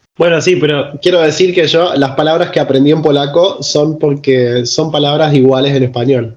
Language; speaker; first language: Spanish; native; Spanish